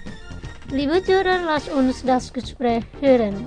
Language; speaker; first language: German; non-native, fluent; Indonesian